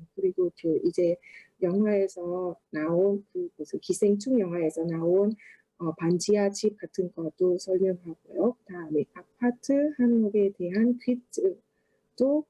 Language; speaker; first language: Korean; non-native, fluent; Thai